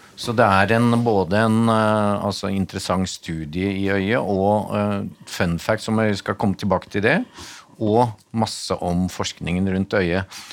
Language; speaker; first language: Norwegian; native; Norwegian